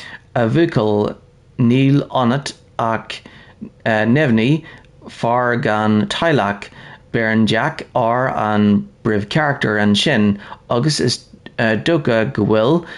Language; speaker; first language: Irish; non-native, learner; English